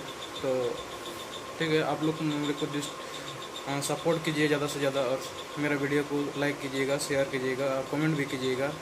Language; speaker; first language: Hindi; non-native, local second language; Santali